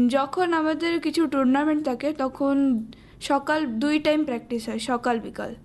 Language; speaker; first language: Bangla; native; Bangla